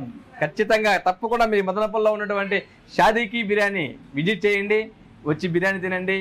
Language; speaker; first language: Telugu; native; Telugu